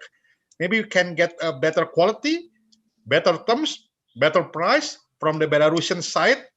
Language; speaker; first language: English; non-native, fluent; Indonesian